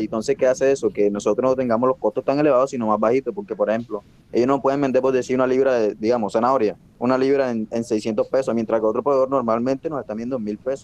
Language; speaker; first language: Spanish; native; Spanish